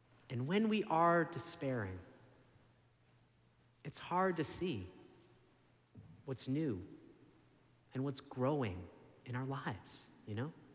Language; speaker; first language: English; native; English